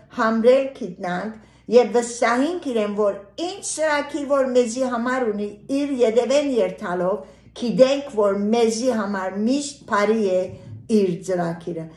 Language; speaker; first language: Armenian; early bilingual, heritage; Armenian